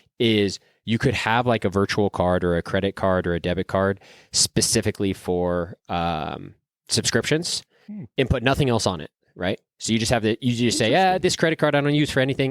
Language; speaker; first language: English; native; English